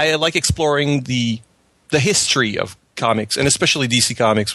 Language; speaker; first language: English; non-native, fluent; French